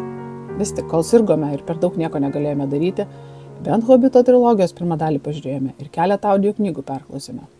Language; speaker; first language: Lithuanian; native; Lithuanian